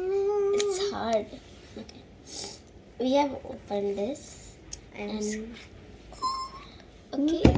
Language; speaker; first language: English; non-native, local second language; Hindi